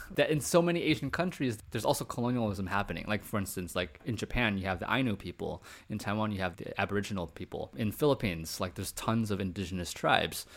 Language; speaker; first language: English; early bilingual, other home language; Chinese